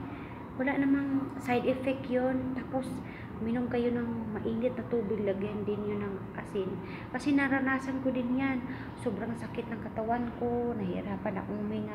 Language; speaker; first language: Filipino; non-native, local second language; Cebuano